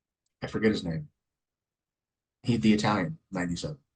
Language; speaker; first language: English; native; English